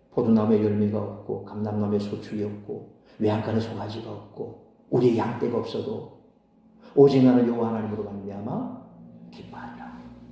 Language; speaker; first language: Korean; native; Korean